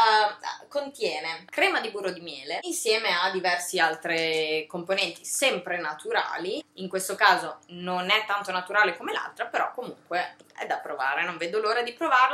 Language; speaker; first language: Italian; native; Italian